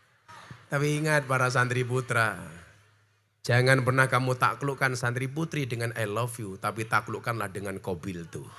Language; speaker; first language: Indonesian; non-native, local second language; Javanese